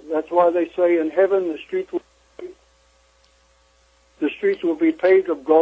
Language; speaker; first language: English; native; English